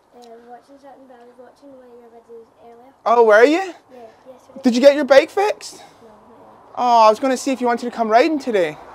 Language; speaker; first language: English; native; English